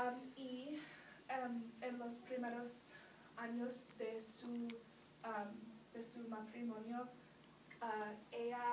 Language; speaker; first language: Spanish; non-native, learner; English